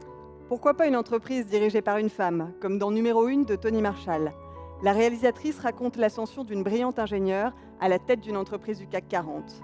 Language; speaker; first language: French; native; French